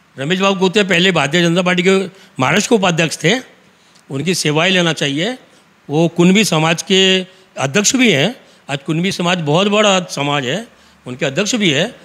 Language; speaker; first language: Hindi; native; Hindi